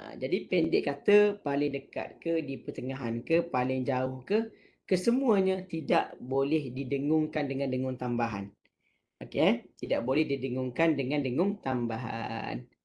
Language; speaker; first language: Malay; native; Malay